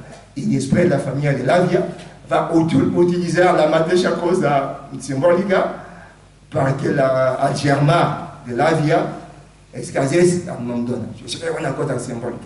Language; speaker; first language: Catalan; non-native, fluent; Lingala